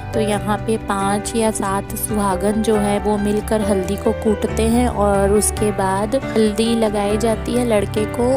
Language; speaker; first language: Hindi; non-native, local second language; Bangla